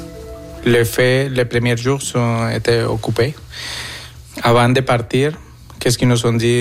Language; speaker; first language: French; non-native, fluent; Spanish